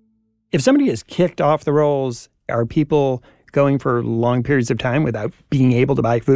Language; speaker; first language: English; native; English